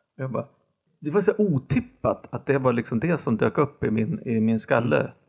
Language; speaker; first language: Swedish; native; Swedish